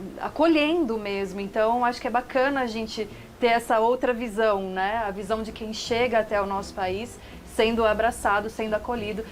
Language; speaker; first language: Portuguese; native; Portuguese